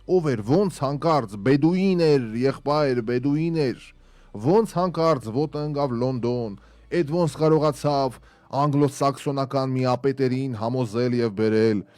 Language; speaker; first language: Armenian; native; Armenian